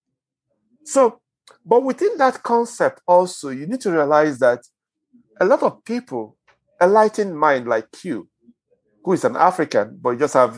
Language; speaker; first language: English; non-native, local second language; Igbo